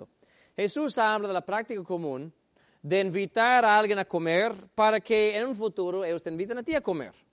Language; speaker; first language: Spanish; native; Spanish